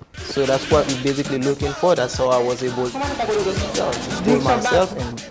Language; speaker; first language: English; non-native, fluent; Haitian Creole